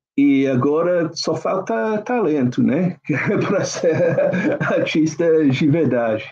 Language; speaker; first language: Portuguese; non-native, fluent; English